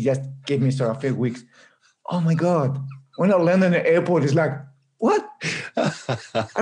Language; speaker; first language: English; non-native, fluent; Spanish